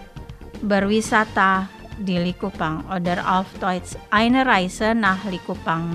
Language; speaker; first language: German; non-native, fluent; Indonesian